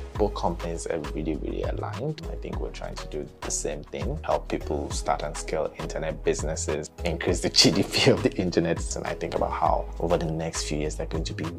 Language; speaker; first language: English; non-native, local second language; Yoruba